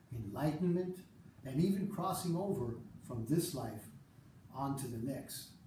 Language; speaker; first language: English; early bilingual, other home language; Spanish